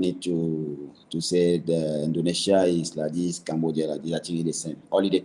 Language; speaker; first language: English; non-native, learner; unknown